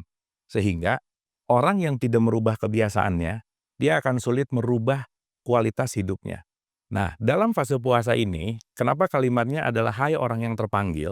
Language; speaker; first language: Indonesian; native; Indonesian